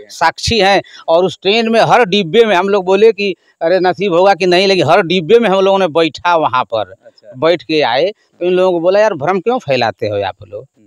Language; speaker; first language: Hindi; native; Hindi